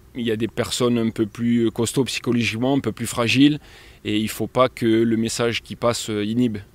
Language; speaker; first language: French; native; French